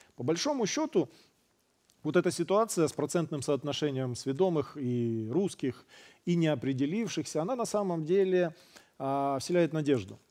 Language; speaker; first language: Russian; native; Russian